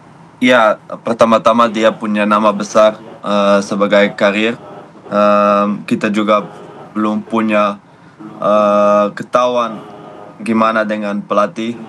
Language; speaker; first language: Indonesian; non-native, fluent; Dutch